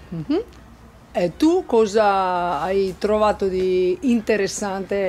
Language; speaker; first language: Italian; native; Italian